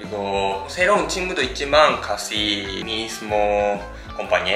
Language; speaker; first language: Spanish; non-native, learner; Japanese